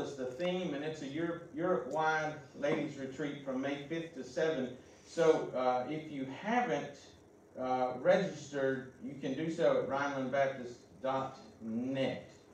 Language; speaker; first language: English; native; English